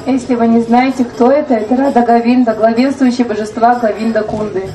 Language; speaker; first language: Russian; native; Russian